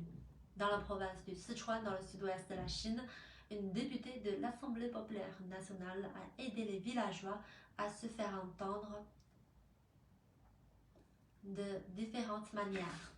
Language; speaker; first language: French; non-native, fluent; Chinese